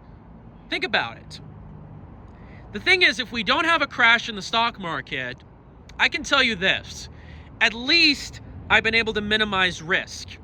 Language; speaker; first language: English; native; English